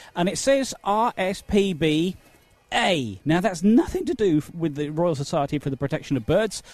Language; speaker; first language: English; native; English